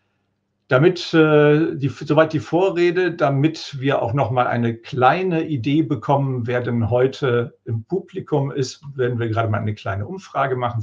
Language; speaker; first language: German; native; German